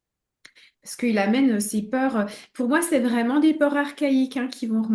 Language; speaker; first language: French; native; French